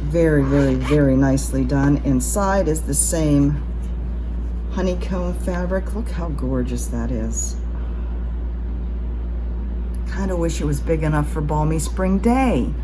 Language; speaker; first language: English; native; English